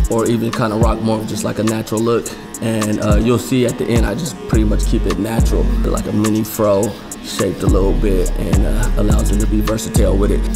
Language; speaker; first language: English; native; English